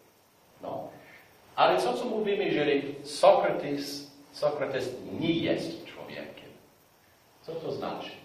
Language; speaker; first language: Polish; non-native, fluent; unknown